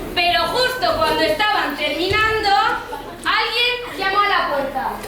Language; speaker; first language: Spanish; native; Spanish